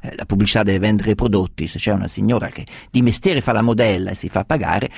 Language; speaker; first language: Italian; native; Italian